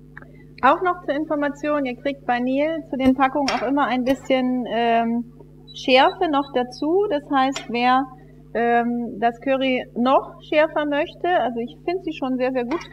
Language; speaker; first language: German; native; German